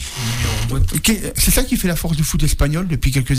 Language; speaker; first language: French; native; French